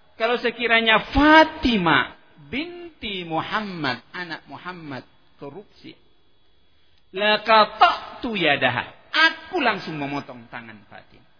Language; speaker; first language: Indonesian; native; Indonesian